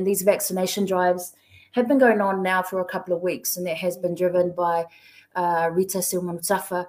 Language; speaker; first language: English; native; English